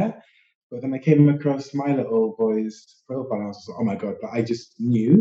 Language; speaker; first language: English; native; English